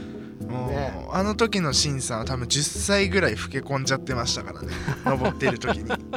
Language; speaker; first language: Japanese; native; Japanese